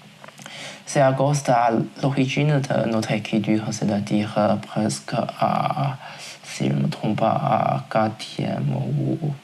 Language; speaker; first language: French; non-native, learner; Chinese